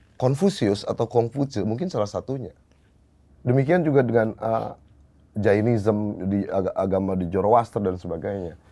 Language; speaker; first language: Indonesian; native; Indonesian